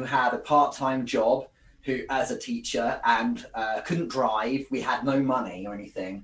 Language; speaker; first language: English; native; English